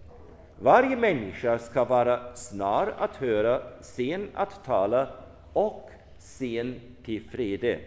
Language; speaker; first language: Swedish; non-native, fluent; German